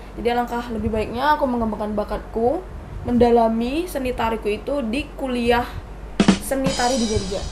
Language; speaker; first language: Indonesian; native; Indonesian